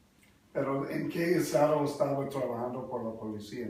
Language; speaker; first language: Spanish; non-native, learner; English